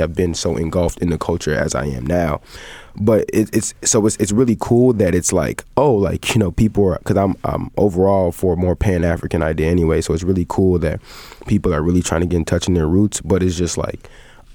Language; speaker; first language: English; native; English